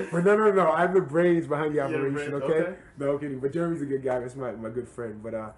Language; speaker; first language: English; native; English